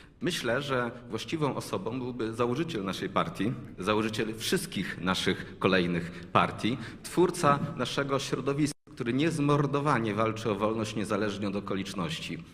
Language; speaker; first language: Polish; native; Polish